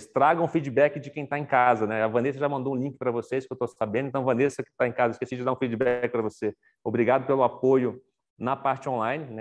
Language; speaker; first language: Portuguese; native; Portuguese